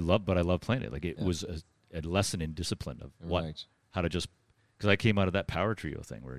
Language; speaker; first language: English; native; English